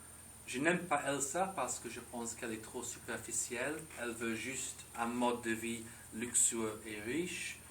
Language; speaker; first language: French; non-native, fluent; English